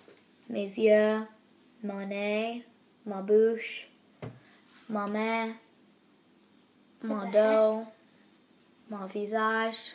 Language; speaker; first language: French; non-native, learner; English